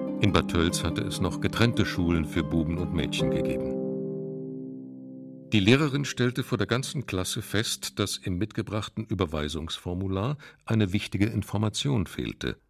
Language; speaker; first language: German; native; German